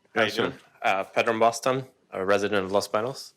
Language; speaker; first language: English; native; English